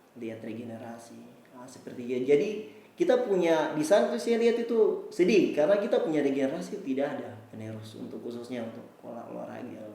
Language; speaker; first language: Indonesian; native; Indonesian